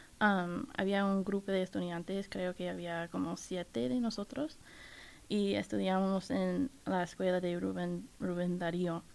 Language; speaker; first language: Spanish; non-native, fluent; English